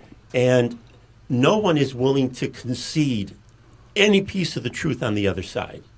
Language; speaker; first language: English; native; English